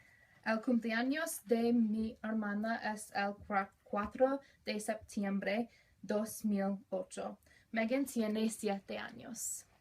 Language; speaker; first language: Spanish; non-native, learner; English